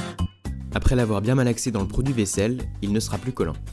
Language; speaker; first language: French; native; French